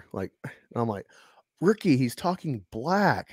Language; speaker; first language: English; native; English